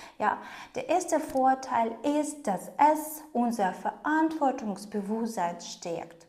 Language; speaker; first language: German; non-native, fluent; Ukrainian